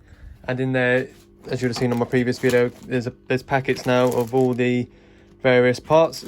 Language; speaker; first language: English; native; English